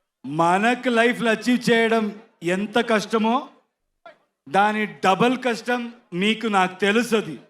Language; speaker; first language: Telugu; non-native, learner; Kannada